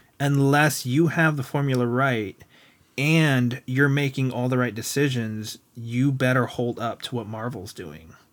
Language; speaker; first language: English; native; English